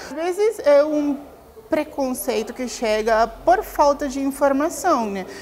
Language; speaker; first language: Portuguese; non-native, fluent; Spanish